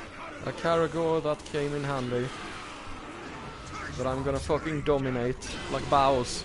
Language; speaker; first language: English; native; English